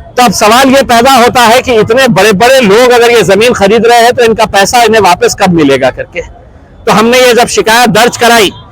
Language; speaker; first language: Hindi; non-native, local second language; Urdu